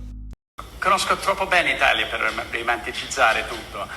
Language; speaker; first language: Italian; non-native, fluent; English